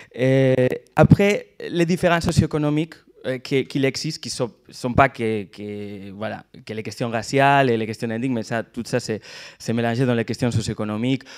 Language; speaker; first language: French; non-native, fluent; Catalan